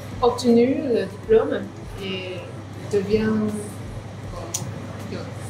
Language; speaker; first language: French; non-native, learner; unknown